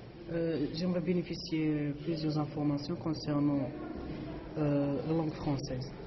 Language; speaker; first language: French; non-native, learner; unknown